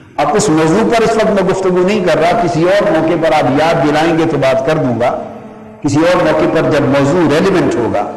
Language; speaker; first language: Urdu; non-native, local second language; Punjabi